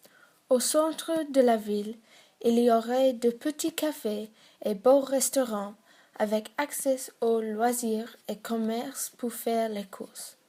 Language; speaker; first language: French; non-native, learner; English